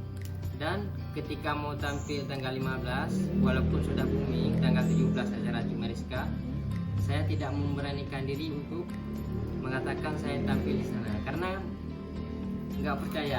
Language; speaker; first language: Indonesian; non-native, local second language; Achinese